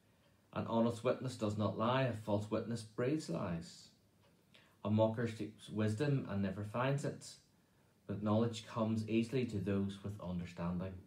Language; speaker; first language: English; native; English